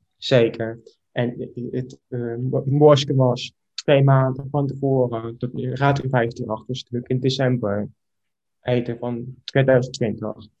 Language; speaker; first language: Dutch; non-native, local second language; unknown